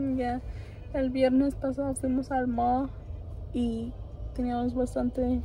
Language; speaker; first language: Spanish; early bilingual, heritage; Spanish